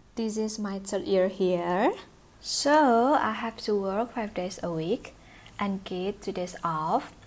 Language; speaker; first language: English; non-native, learner; Indonesian